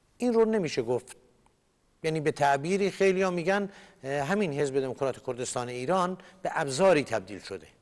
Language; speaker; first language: Persian; non-native, local second language; Kurdish